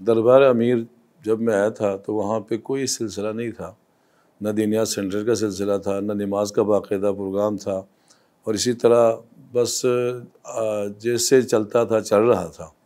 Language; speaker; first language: Urdu; non-native, local second language; Balti